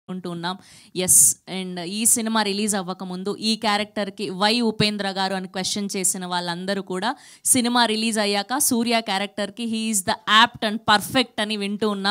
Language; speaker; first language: Telugu; native; Telugu